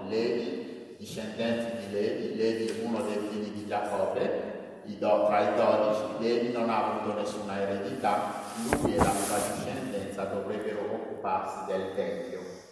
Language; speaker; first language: Italian; non-native, fluent; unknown